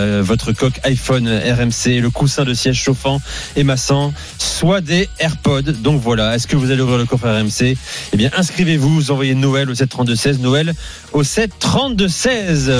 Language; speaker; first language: French; native; French